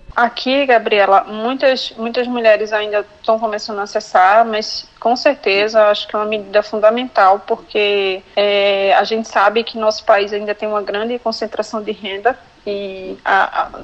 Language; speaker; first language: Portuguese; native; Portuguese